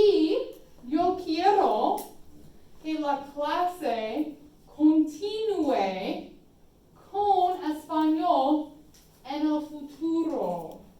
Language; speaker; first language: Spanish; non-native, fluent; English